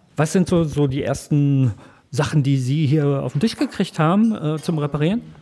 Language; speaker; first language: German; native; German